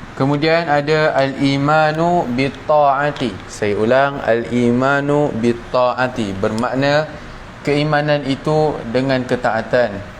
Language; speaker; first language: Malay; native; Malay